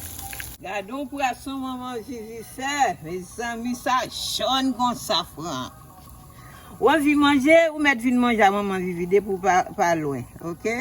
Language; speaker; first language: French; non-native, learner; Haitian Creole